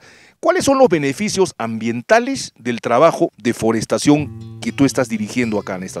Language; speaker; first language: Spanish; native; Spanish